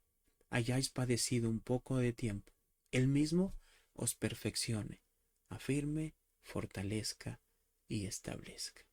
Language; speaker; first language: Spanish; native; Spanish